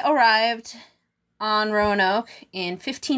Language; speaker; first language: English; native; English